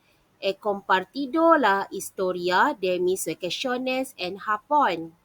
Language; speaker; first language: Spanish; non-native, learner; Malay